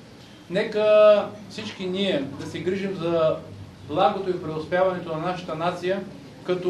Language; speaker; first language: Bulgarian; native; Bulgarian